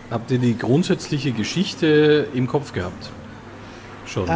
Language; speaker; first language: German; native; German